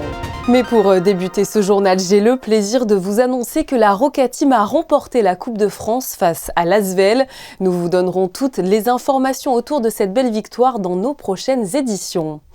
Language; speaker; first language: French; native; French